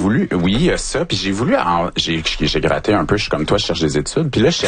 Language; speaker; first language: French; native; French